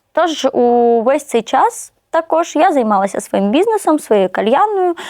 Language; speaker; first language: Ukrainian; non-native, local second language; Russian